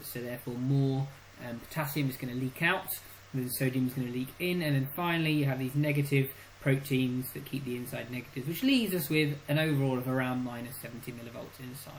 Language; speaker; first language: English; native; English